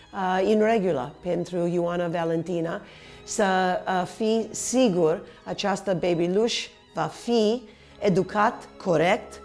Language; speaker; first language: Romanian; early bilingual, heritage; Romanian